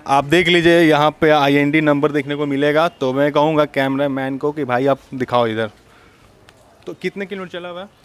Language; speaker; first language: Hindi; native; Hindi